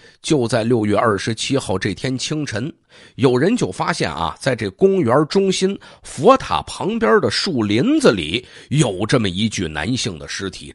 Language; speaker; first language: Chinese; native; Chinese